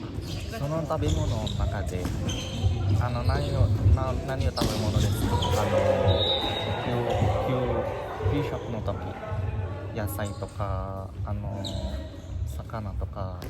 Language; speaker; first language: Japanese; non-native, learner; Indonesian